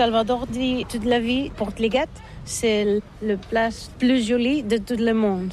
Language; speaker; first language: French; non-native, learner; Catalan